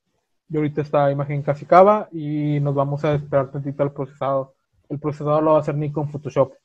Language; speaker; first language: Spanish; native; Spanish